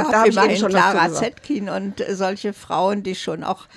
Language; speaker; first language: German; native; German